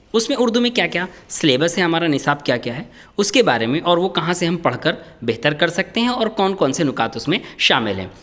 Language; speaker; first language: Urdu; native; Urdu